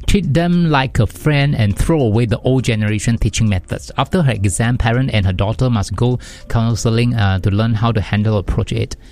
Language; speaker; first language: English; non-native, local second language; Chinese